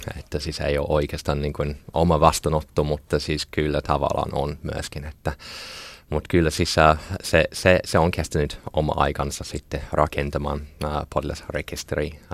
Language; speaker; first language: Finnish; non-native, fluent; English